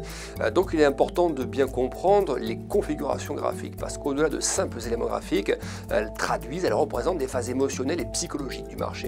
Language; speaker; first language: French; native; French